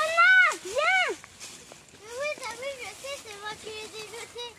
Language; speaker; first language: French; native; French